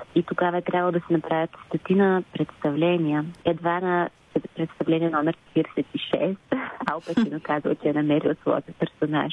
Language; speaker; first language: Bulgarian; native; Bulgarian